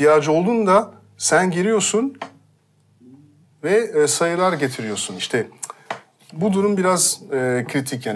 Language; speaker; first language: Turkish; non-native, fluent; French